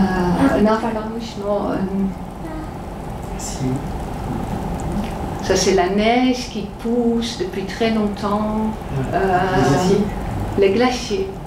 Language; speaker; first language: French; non-native, fluent; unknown